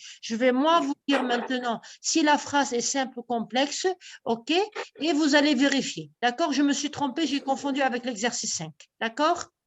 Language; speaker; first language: French; non-native, local second language; Arabic